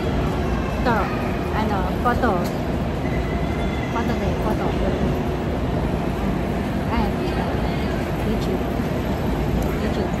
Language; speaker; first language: Japanese; non-native, learner; Filipino